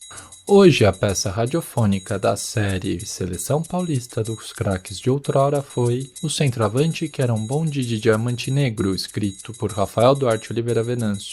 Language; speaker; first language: Portuguese; native; Portuguese